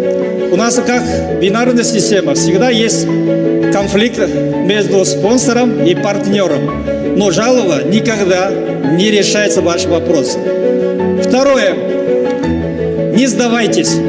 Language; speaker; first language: Russian; non-native, learner; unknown